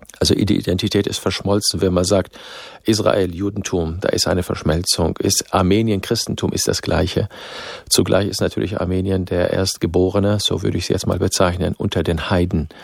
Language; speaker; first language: German; non-native, fluent; Arabic